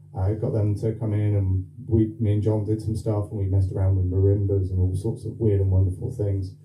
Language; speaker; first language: English; native; English